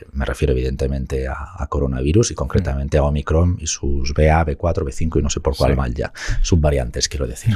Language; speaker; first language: Spanish; native; Spanish